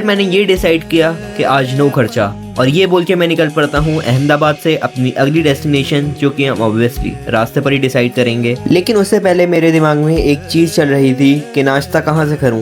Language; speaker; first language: Hindi; native; Hindi